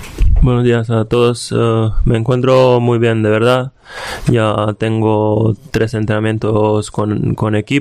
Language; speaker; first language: Spanish; non-native, fluent; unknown